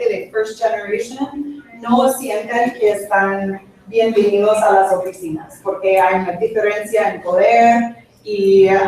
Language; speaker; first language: Spanish; non-native, fluent; English